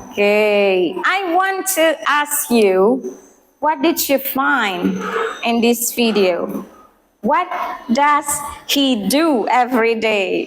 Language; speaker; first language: English; non-native, fluent; Indonesian